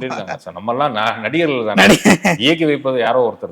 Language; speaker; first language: Tamil; native; Tamil